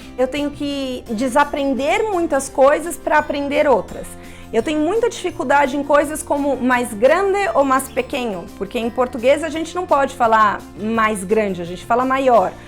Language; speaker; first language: Portuguese; native; Portuguese